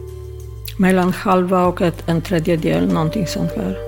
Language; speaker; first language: Swedish; non-native, fluent; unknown